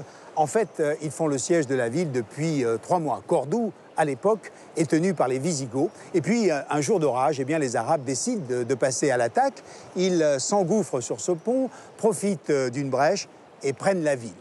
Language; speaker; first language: French; native; French